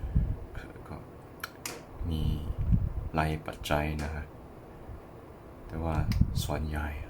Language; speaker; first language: Thai; non-native, learner; English